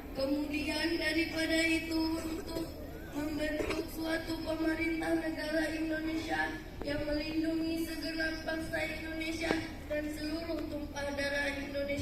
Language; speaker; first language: Indonesian; native; Indonesian